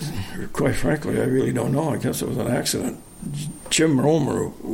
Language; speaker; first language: English; native; English